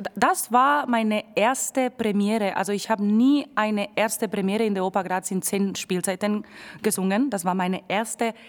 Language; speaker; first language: German; non-native, fluent; Spanish